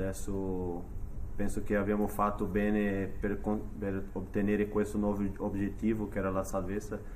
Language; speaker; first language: Italian; non-native, fluent; Portuguese